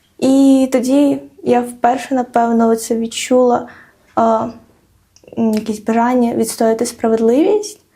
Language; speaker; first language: Ukrainian; non-native, local second language; Crimean Tatar